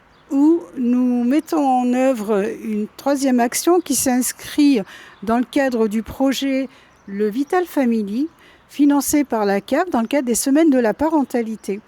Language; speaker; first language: French; native; French